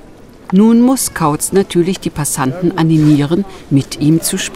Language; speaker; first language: German; native; German